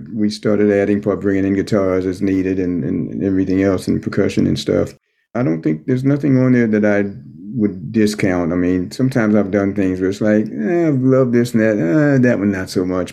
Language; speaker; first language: English; native; English